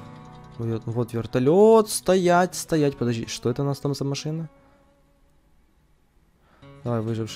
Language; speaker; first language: Russian; native; Russian